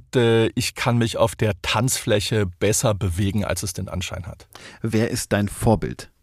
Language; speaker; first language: German; native; German